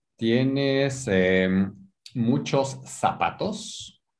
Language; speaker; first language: Spanish; non-native, fluent; English